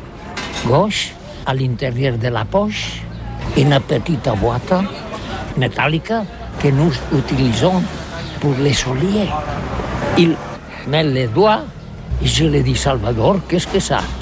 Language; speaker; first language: French; non-native, learner; Catalan